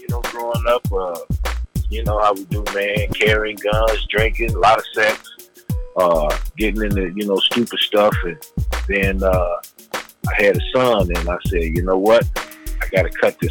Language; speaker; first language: English; native; English